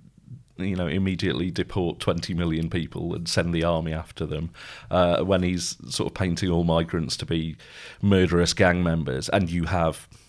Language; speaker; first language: English; native; English